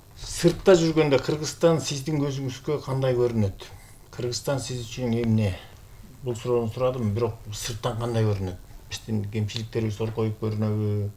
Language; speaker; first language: Kyrgyz; native; Kyrgyz